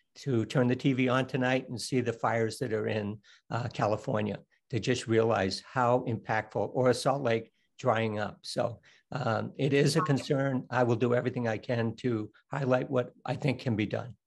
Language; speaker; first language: English; native; English